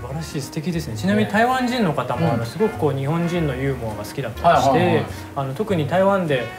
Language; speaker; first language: Japanese; native; Japanese